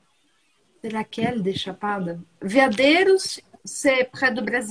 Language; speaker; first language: French; non-native, fluent; Portuguese